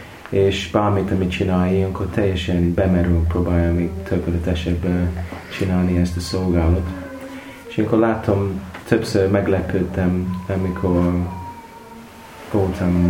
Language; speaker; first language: Hungarian; non-native, learner; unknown